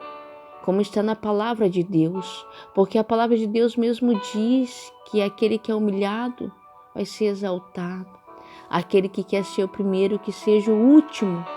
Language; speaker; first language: Portuguese; native; Portuguese